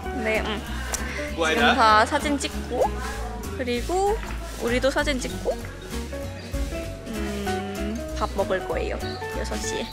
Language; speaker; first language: Korean; early bilingual, heritage; Indonesian